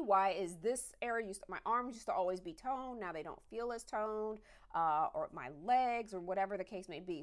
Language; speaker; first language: English; native; English